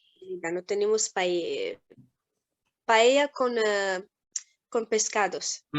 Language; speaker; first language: Spanish; non-native, learner; English